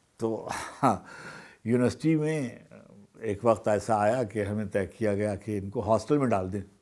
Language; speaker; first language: Urdu; native; Urdu